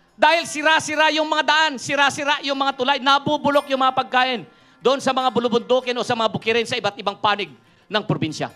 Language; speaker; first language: Filipino; non-native, local second language; Iloko